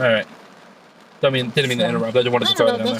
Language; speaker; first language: English; native; English